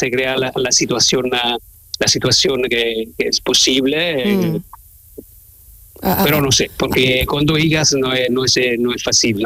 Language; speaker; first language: Spanish; non-native, learner; Italian